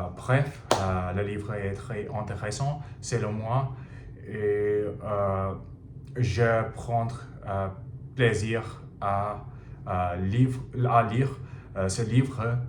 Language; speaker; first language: French; non-native, learner; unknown